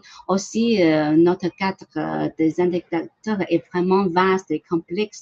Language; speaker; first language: French; non-native, learner; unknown